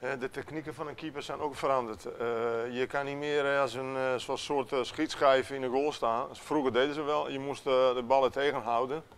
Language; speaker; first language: Dutch; non-native, fluent; Italian